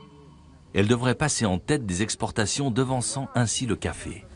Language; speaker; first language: French; native; French